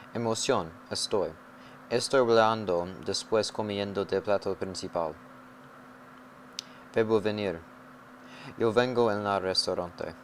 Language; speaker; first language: Spanish; non-native, learner; English